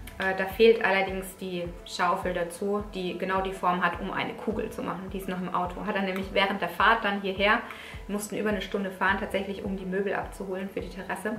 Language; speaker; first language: German; early bilingual, other home language; Italian